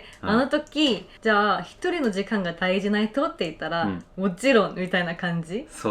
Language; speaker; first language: Japanese; non-native, fluent; Korean